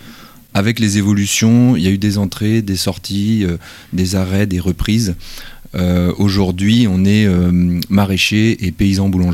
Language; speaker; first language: French; native; French